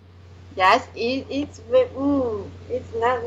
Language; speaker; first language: English; non-native, learner; Chinese